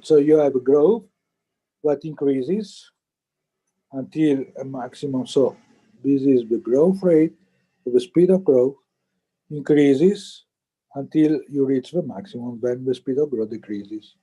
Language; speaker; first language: English; non-native, fluent; Italian